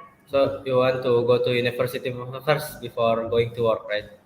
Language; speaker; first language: English; non-native, fluent; Indonesian